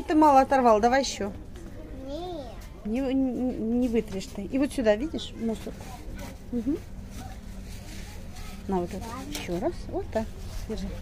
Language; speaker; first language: Russian; native; Russian